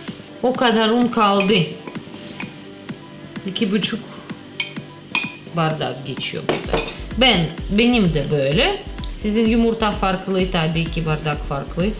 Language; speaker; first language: Turkish; non-native, learner; Russian